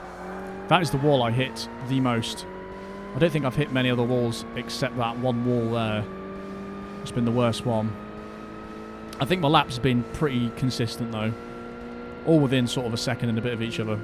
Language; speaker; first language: English; native; English